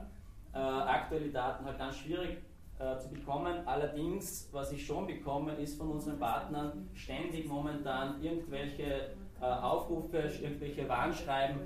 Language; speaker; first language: German; native; German